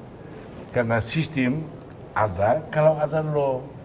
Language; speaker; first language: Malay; non-native, fluent; Tetum